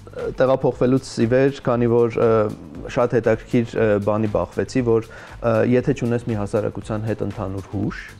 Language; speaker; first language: Armenian; early bilingual, heritage; Armenian